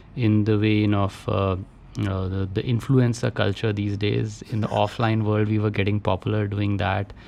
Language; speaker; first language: English; non-native, local second language; Hindi